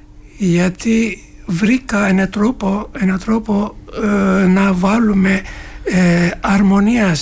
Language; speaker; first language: Greek; non-native, learner; Turkish